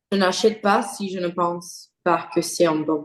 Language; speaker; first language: French; non-native, learner; English